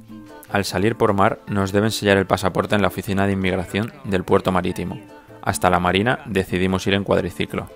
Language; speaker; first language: Spanish; native; Spanish